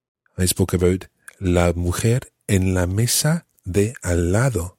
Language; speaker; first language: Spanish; non-native, fluent; English